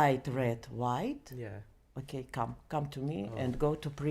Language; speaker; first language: English; non-native, learner; Belarusian